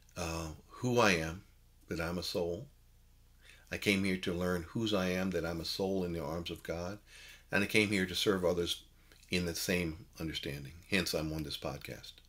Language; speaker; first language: English; native; English